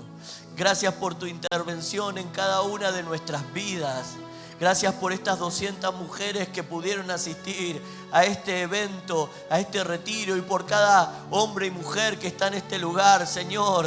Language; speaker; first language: Spanish; native; Spanish